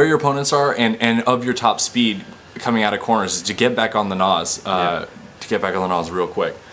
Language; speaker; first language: English; native; English